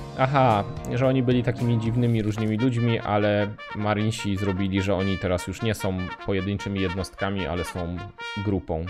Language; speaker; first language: Polish; native; Polish